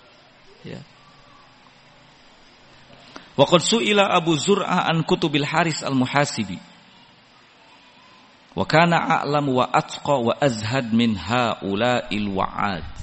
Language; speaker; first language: Arabic; non-native, fluent; Indonesian